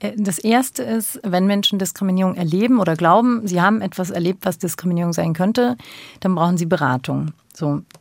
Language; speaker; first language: German; early bilingual, other home language; Turkish